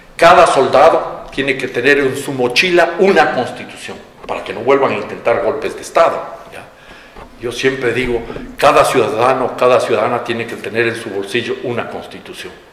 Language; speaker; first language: Spanish; native; Spanish